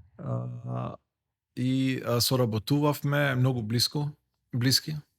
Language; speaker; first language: Macedonian; non-native, local second language; Albanian